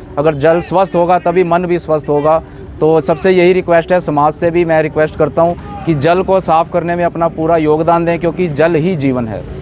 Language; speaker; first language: Hindi; native; Hindi